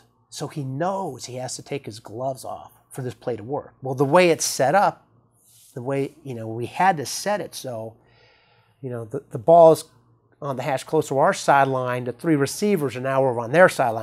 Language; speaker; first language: English; native; English